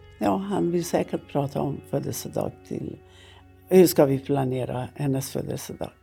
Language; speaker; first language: Swedish; non-native, fluent; Persian